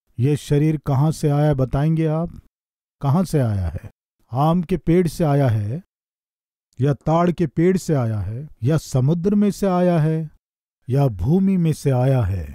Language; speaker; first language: Hindi; non-native, local second language; Telugu